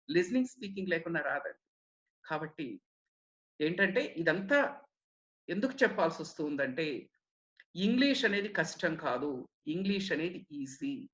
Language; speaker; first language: Telugu; native; Telugu